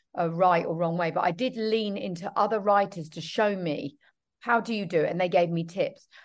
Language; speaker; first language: English; native; English